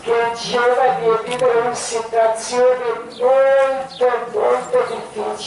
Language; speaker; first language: Italian; non-native, learner; Croatian